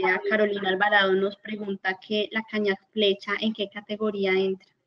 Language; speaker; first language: Spanish; native; Spanish